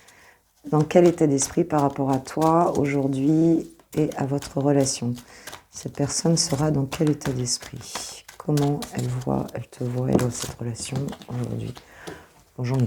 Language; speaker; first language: French; native; French